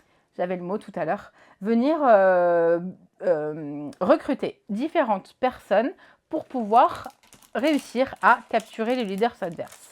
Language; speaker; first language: French; native; French